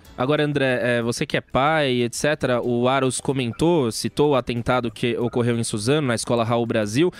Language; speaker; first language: Portuguese; native; Portuguese